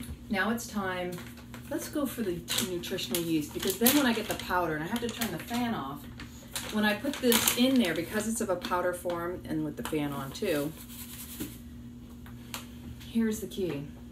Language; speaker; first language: English; early bilingual, other home language; Italian